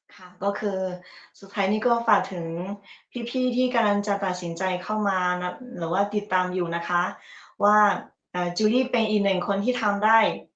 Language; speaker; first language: Thai; early bilingual, other home language; Chinese